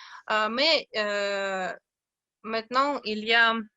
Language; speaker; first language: French; non-native, learner; Russian